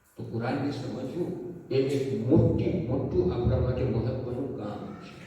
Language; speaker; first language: Gujarati; early bilingual, heritage; Gujarati